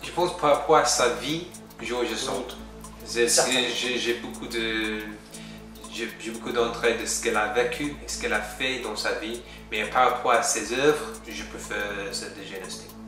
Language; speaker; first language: French; non-native, fluent; English